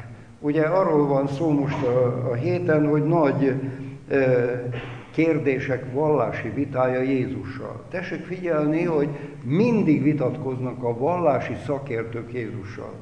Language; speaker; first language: Hungarian; native; Hungarian